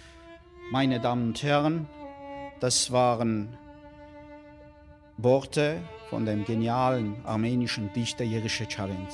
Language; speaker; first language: German; non-native, fluent; Armenian